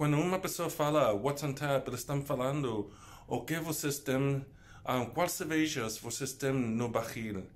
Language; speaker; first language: Portuguese; non-native, learner; English